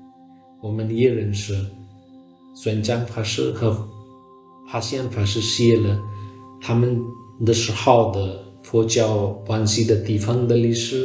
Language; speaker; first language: Chinese; non-native, learner; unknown